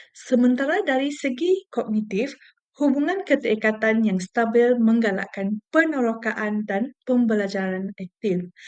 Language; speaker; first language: Malay; non-native, local second language; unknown